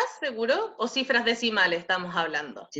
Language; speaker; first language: Spanish; native; Spanish